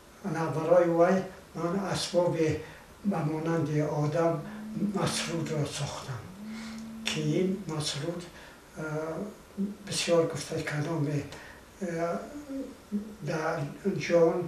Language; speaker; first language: Persian; non-native, local second language; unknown